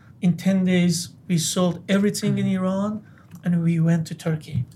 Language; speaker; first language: English; non-native, fluent; Persian